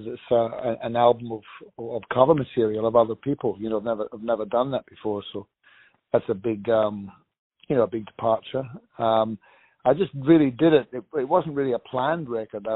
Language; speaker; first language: English; native; English